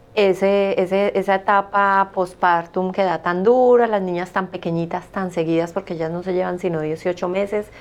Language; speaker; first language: Spanish; native; Spanish